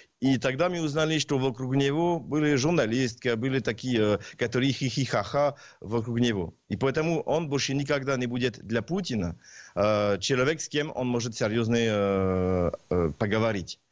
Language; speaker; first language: Russian; non-native, learner; French